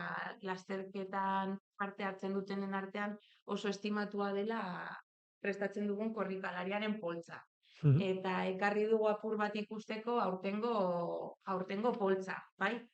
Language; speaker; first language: Basque; native; Basque